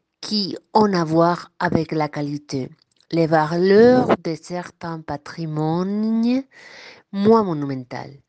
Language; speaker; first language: French; non-native, fluent; Spanish